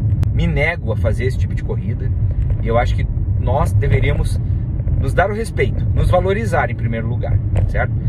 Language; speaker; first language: Portuguese; native; Portuguese